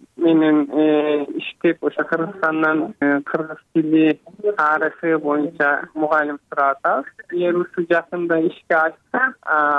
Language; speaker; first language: Kyrgyz; early bilingual, heritage; Kyrgyz